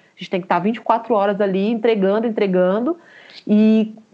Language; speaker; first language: Portuguese; native; Portuguese